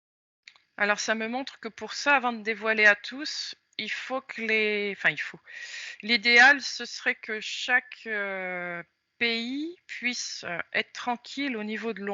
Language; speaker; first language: French; native; French